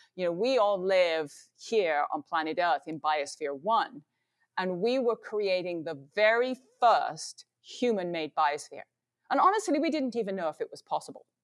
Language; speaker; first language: English; native; English